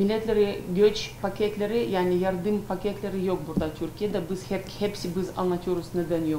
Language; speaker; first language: Turkish; non-native, learner; Ukrainian